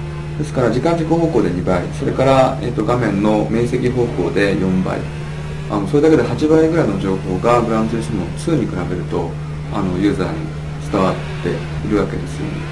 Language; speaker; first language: Japanese; native; Japanese